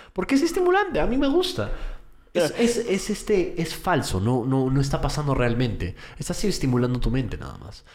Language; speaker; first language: Spanish; early bilingual, heritage; Spanish